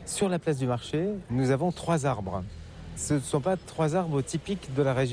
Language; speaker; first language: French; native; French